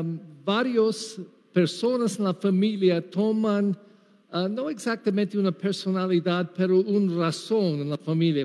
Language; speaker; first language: Spanish; non-native, learner; English